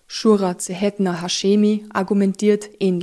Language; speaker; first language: German; native; German